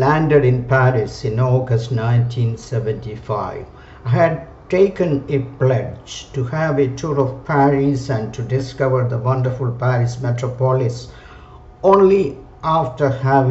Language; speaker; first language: English; non-native, local second language; Malayalam